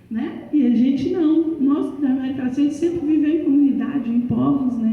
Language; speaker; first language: Portuguese; native; Portuguese